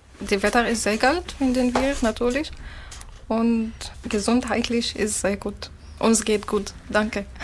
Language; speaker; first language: German; non-native, learner; Arabic